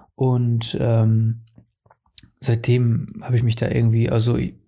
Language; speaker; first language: German; early bilingual, other home language; Portuguese